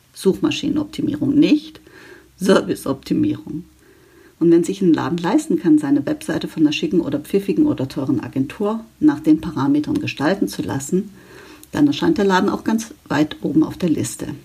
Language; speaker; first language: German; native; German